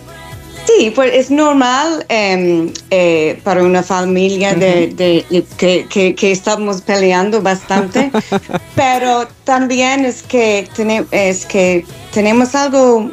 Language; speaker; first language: Spanish; non-native, fluent; English